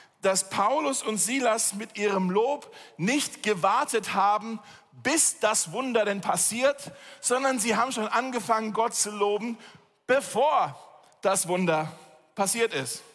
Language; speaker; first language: German; native; German